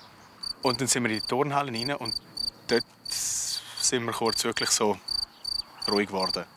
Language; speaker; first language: German; native; German